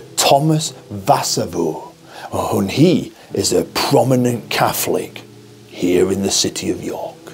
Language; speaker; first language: English; native; English